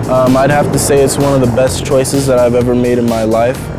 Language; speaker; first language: English; native; English